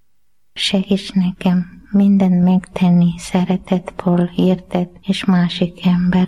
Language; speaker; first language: Hungarian; non-native, learner; Malayalam